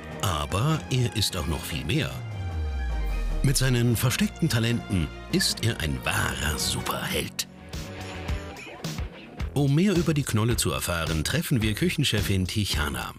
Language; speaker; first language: German; native; German